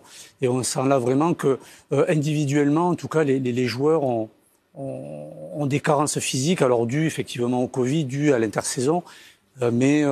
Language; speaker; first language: French; native; French